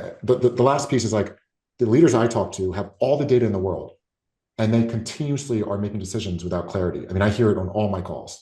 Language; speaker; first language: English; native; English